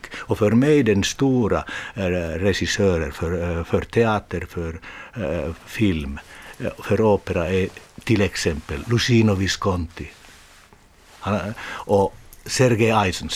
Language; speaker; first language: Swedish; non-native, learner; Finnish